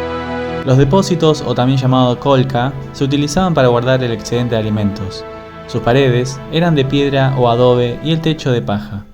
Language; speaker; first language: Spanish; native; Spanish